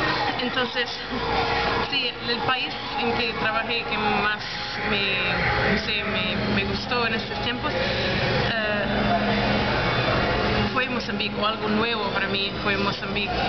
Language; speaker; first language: Spanish; non-native, fluent; English